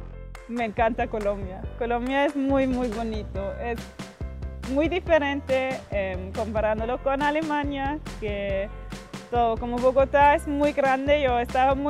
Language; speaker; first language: Spanish; non-native, fluent; German